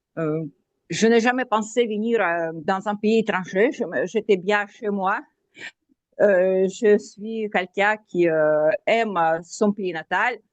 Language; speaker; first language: French; non-native, fluent; Russian